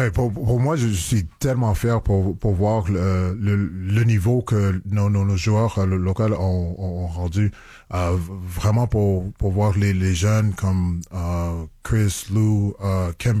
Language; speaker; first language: French; non-native, local second language; English